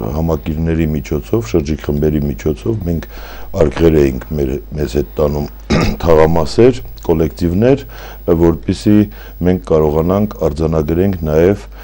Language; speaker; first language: Armenian; native; Armenian